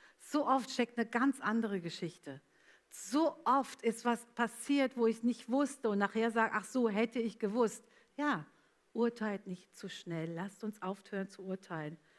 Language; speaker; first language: German; early bilingual, other home language; Italian